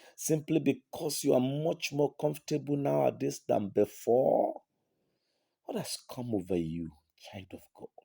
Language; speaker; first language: English; non-native, local second language; Yoruba